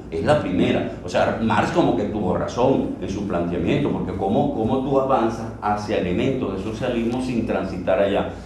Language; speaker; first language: Spanish; native; Spanish